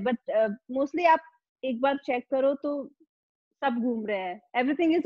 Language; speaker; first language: Hindi; non-native, fluent; Pashto